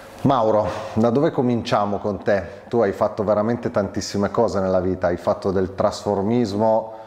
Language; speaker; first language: Italian; native; Italian